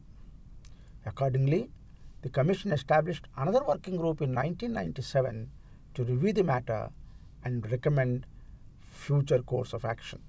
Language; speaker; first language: English; non-native, local second language; Telugu